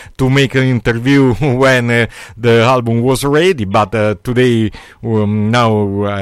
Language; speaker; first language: English; non-native, learner; Italian